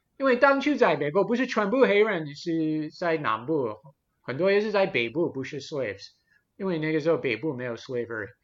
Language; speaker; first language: Chinese; non-native, fluent; English